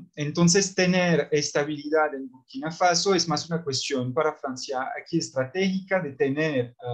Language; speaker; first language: Spanish; non-native, fluent; French